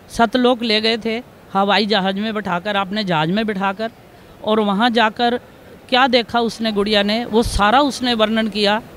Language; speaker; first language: Hindi; native; Hindi